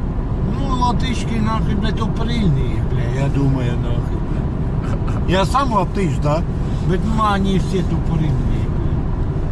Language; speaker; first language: Russian; native; Russian